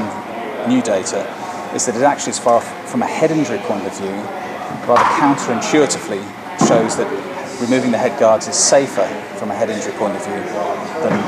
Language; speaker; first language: English; native; English